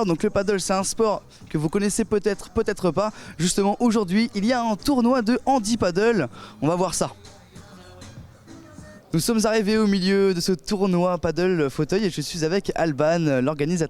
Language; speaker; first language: French; native; French